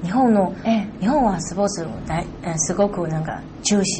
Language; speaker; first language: Japanese; non-native, learner; Chinese